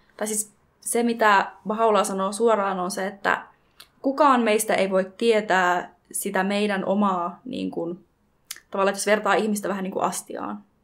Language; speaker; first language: Finnish; native; Finnish